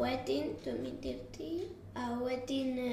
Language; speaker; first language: Welsh; non-native, learner; Spanish